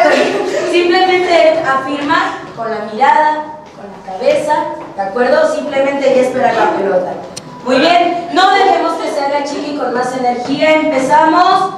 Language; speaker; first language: Spanish; native; Spanish